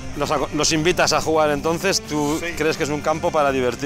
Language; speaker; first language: Spanish; native; Spanish